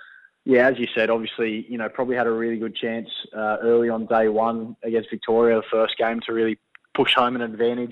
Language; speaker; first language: English; native; English